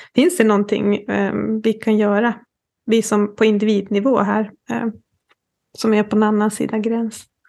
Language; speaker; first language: Swedish; native; Swedish